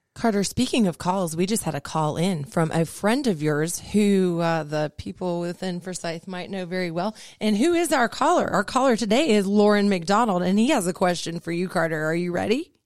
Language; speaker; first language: English; native; English